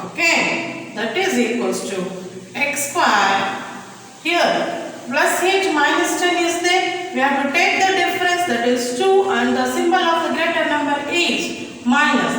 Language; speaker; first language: English; non-native, local second language; Kannada